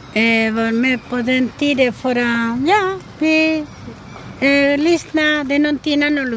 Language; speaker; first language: Swedish; non-native, learner; Spanish